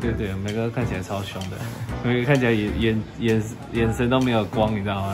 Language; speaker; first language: Chinese; native; Chinese